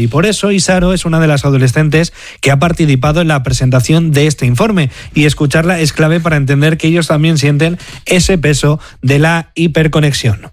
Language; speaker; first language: Spanish; native; Spanish